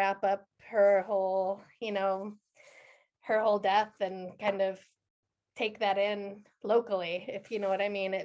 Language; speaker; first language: English; native; English